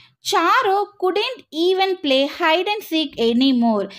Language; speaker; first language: English; non-native, local second language; Tamil